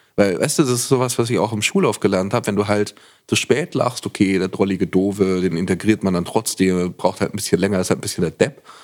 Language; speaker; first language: German; native; German